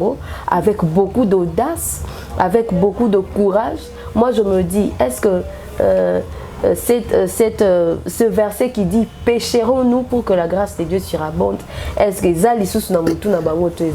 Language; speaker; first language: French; non-native, local second language; Lingala